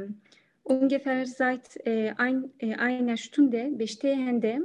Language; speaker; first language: German; non-native, learner; Turkish